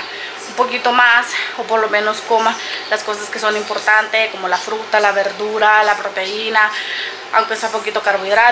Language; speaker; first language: Spanish; native; Spanish